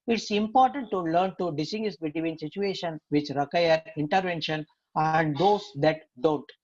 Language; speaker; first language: English; non-native, local second language; Tamil